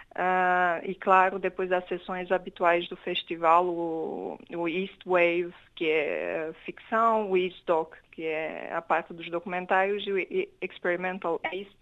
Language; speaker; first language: Portuguese; non-native, fluent; Romanian